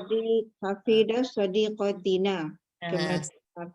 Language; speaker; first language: Arabic; non-native, learner; Malay